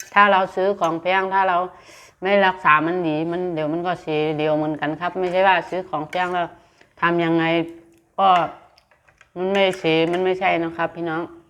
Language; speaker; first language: Thai; native; Thai